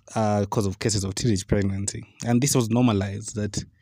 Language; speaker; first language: English; non-native, local second language; Luo (Kenya and Tanzania)